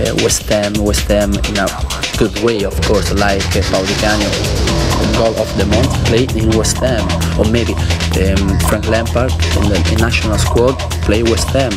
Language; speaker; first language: English; non-native, learner; Italian